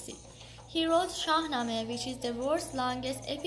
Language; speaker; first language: English; non-native, learner; Persian